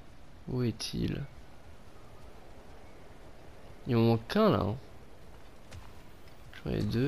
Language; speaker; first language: French; native; French